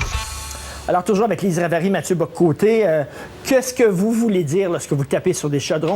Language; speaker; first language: French; native; French